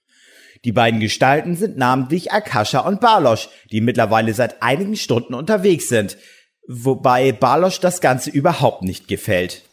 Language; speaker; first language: German; native; German